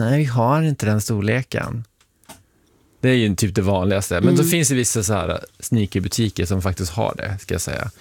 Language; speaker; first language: Swedish; native; Swedish